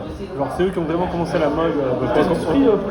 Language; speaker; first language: French; native; French